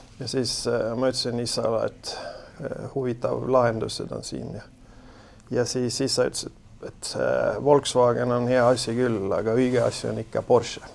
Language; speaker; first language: Estonian; non-native, fluent; Swedish